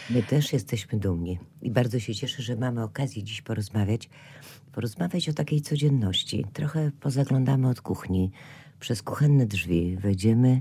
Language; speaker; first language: Polish; native; Polish